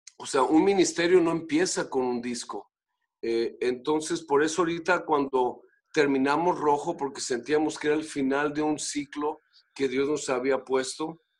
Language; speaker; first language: Spanish; native; Spanish